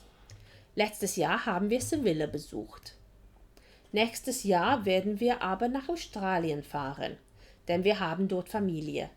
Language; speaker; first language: German; non-native, fluent; English